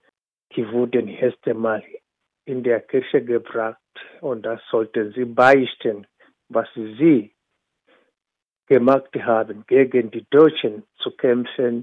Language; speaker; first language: German; non-native, fluent; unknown